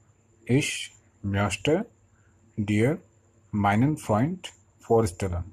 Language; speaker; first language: German; non-native, fluent; Hindi